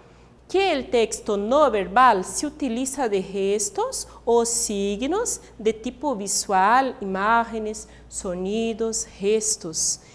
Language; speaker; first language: Spanish; non-native, learner; Portuguese